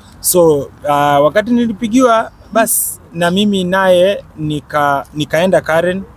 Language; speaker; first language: Swahili; native; Swahili